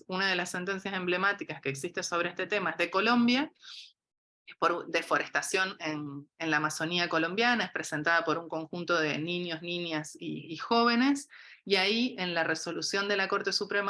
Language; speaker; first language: Spanish; native; Spanish